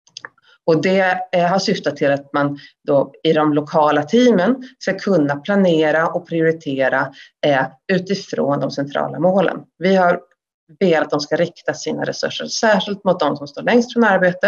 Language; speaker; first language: Swedish; native; Swedish